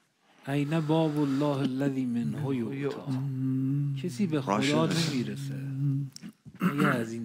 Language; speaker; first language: Persian; native; Persian